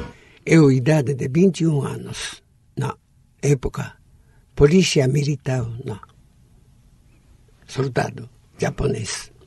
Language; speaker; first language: Portuguese; non-native, learner; Japanese